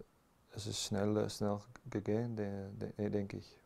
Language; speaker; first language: German; non-native, learner; Dutch